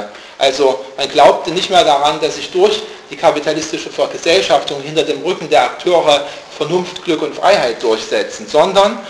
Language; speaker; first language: German; native; German